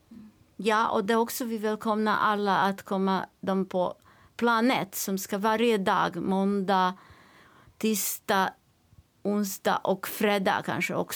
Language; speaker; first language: Swedish; non-native, learner; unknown